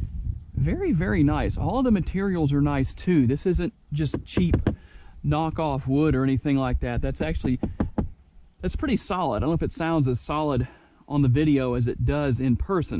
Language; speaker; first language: English; native; English